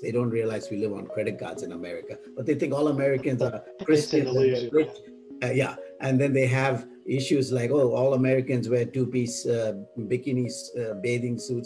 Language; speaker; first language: English; non-native, local second language; Tamil